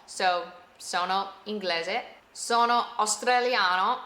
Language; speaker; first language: Italian; non-native, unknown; English